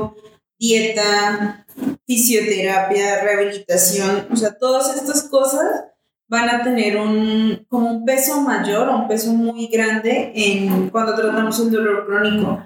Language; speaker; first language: Spanish; native; Spanish